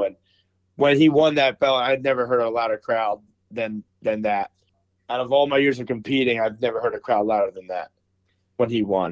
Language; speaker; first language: English; native; English